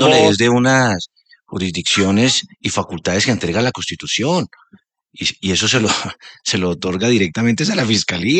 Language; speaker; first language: Spanish; native; Spanish